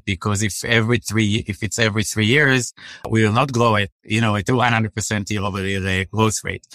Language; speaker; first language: English; non-native, fluent; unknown